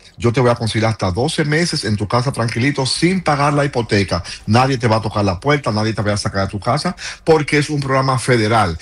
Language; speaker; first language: Spanish; native; Spanish